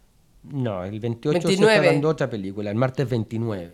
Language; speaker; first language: Spanish; native; Spanish